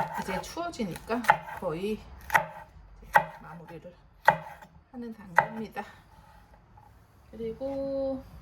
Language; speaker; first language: Korean; native; Korean